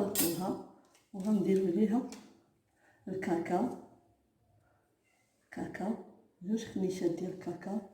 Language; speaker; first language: Arabic; native; Arabic